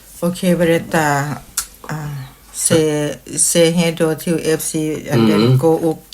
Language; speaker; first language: Swedish; non-native, learner; Thai